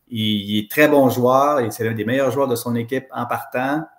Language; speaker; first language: French; native; French